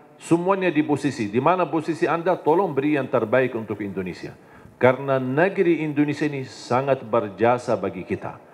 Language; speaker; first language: Indonesian; non-native, fluent; Arabic